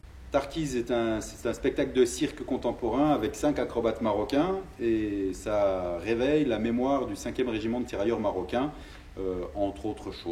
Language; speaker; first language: French; native; French